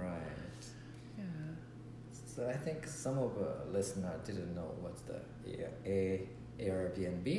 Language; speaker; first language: English; non-native, learner; Japanese